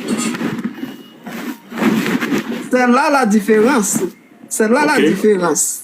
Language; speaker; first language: French; non-native, local second language; Haitian Creole